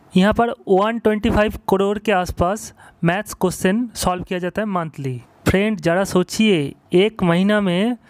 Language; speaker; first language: Hindi; non-native, local second language; Bangla